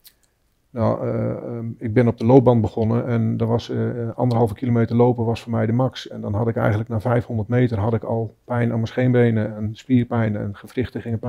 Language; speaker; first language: Dutch; native; Dutch